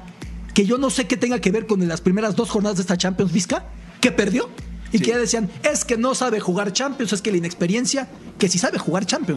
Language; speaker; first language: Spanish; native; Spanish